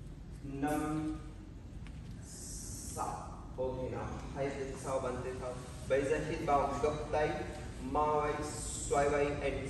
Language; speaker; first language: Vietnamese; non-native, learner; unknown